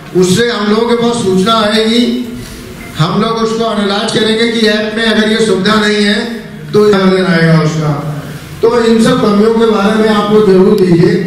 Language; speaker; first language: Hindi; native; Hindi